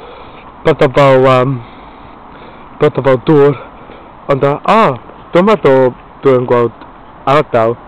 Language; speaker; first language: Welsh; non-native, learner; English